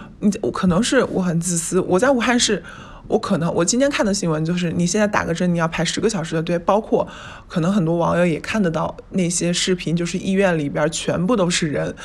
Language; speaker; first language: Chinese; native; Chinese